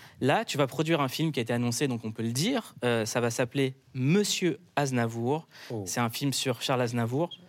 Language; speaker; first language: French; native; French